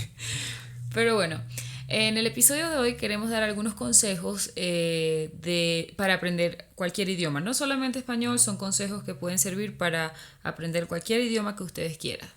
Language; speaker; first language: Spanish; native; Spanish